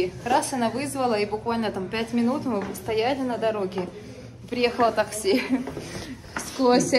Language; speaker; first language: Russian; native; Russian